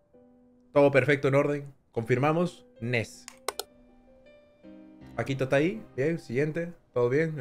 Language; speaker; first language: Spanish; native; Spanish